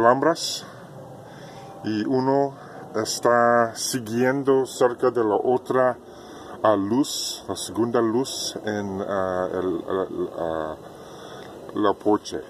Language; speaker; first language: Spanish; non-native, learner; English